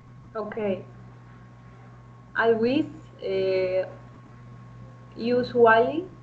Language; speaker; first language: English; non-native, learner; Spanish